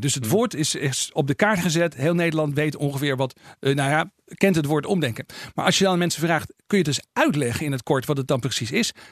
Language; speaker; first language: Dutch; native; Dutch